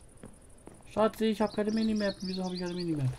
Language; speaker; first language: German; native; German